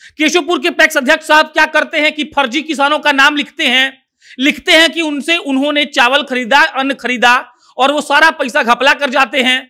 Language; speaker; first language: Hindi; native; Hindi